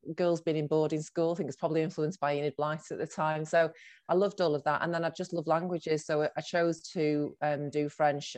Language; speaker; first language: English; native; English